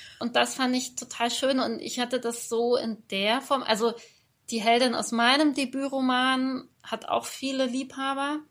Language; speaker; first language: German; early bilingual, other home language; Persian